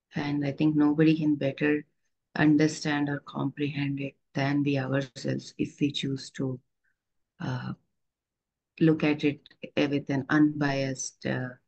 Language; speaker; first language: English; non-native, local second language; Telugu